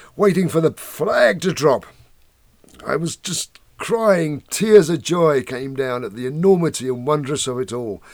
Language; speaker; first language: English; native; English